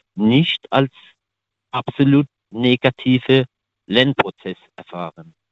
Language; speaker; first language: German; native; German